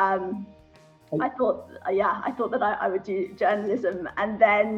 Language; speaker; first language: English; native; English